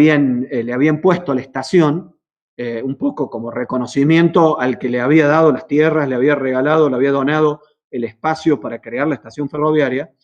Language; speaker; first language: Spanish; native; Spanish